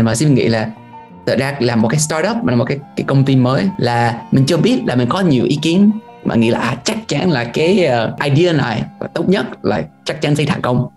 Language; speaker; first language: Vietnamese; non-native, fluent; English